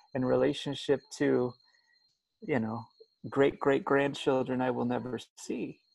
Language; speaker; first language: English; native; English